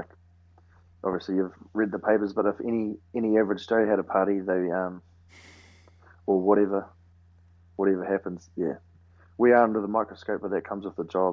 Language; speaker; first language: English; native; English